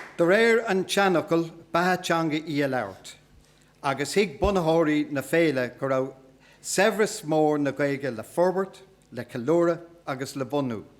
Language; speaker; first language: Irish; non-native, local second language; English